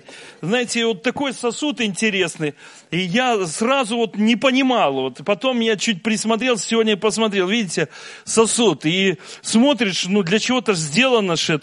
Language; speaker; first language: Russian; native; Russian